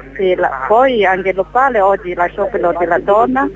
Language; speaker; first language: Italian; non-native, learner; Chinese